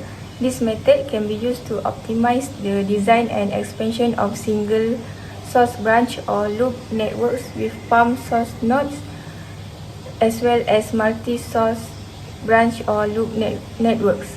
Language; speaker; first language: English; non-native, local second language; Malay